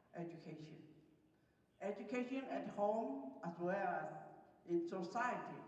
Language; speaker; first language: English; non-native, fluent; Chinese